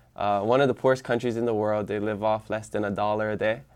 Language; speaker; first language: English; early bilingual, other home language; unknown